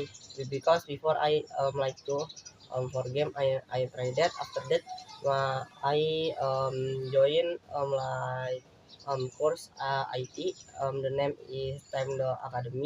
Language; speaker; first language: English; non-native, learner; Indonesian